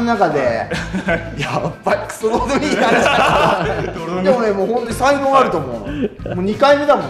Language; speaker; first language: Japanese; native; Japanese